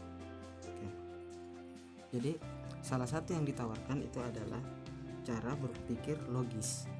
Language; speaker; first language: Indonesian; native; Indonesian